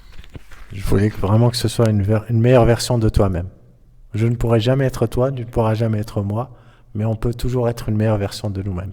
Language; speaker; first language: French; native; French